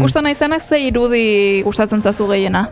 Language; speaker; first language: Basque; native; Basque